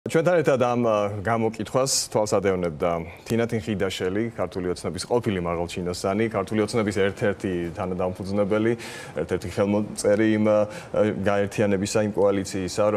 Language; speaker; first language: Georgian; native; Georgian